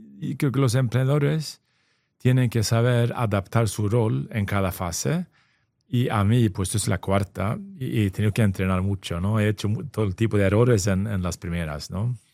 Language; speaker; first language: Spanish; non-native, fluent; Swedish